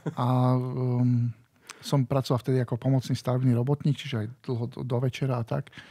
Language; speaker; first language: Slovak; native; Slovak